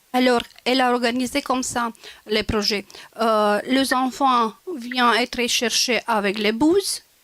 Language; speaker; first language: French; non-native, local second language; Romanian